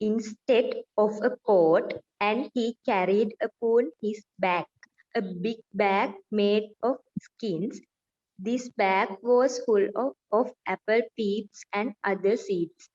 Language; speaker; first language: English; non-native, learner; Sinhala